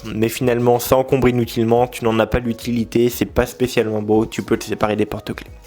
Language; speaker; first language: French; native; French